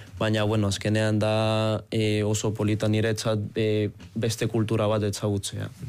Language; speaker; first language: Basque; non-native, fluent; Spanish